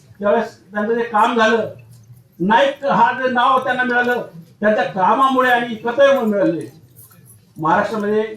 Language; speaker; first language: Marathi; non-native, local second language; Lambadi